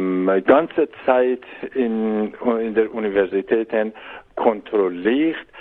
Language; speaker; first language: German; non-native, learner; Persian